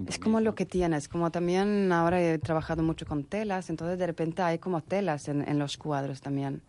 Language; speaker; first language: Spanish; non-native, fluent; Swedish